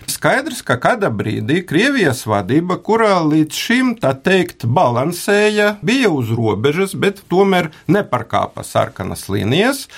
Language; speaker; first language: Latvian; native; Latvian